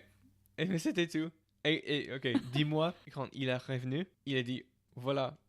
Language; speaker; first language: French; non-native, fluent; English